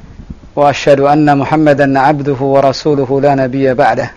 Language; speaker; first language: Arabic; non-native, fluent; Indonesian